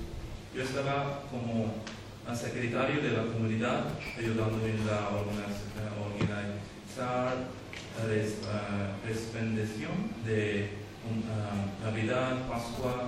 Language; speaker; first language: Spanish; non-native, learner; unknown